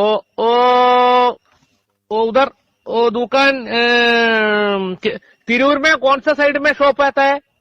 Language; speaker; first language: Hindi; non-native, local second language; Malayalam